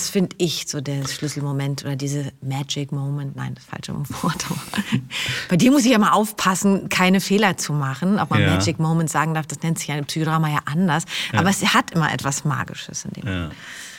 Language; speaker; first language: German; native; German